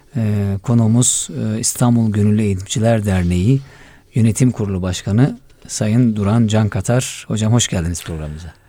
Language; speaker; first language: Turkish; native; Turkish